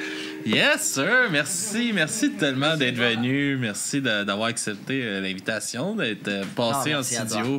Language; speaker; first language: French; native; French